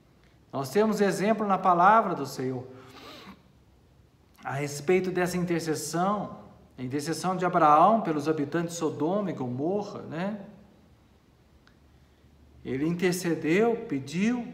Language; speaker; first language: Portuguese; native; Portuguese